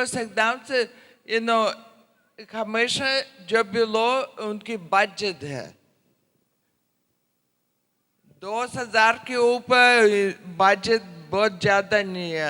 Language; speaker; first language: Hindi; non-native, learner; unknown